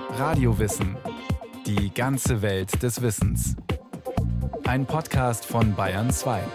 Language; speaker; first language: German; native; German